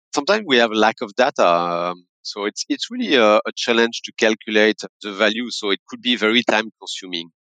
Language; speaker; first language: English; non-native, fluent; French